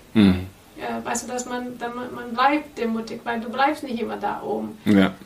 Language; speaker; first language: German; non-native, fluent; Portuguese